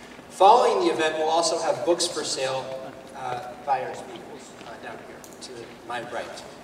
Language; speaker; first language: English; native; English